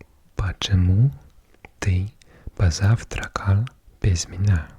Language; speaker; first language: Russian; non-native, learner; English